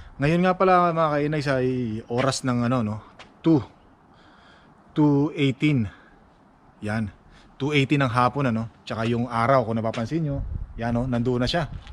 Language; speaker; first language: Filipino; native; Filipino